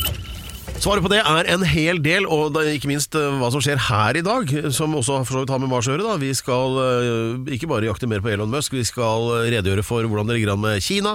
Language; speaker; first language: Norwegian; native; Norwegian